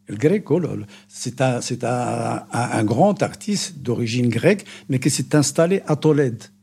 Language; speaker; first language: French; non-native, local second language; Arabic